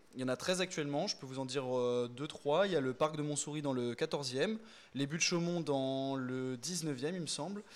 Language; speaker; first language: French; native; French